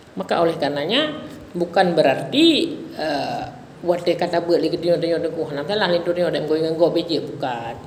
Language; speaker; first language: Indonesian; non-native, local second language; Achinese